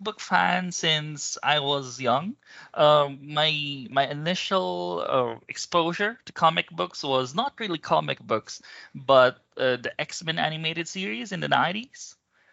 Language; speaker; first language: English; non-native, local second language; Filipino